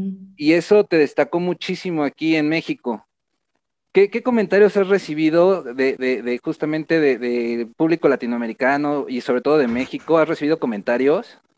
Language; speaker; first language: Spanish; native; Spanish